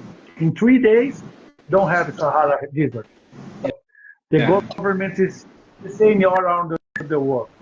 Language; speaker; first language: English; non-native, learner; Portuguese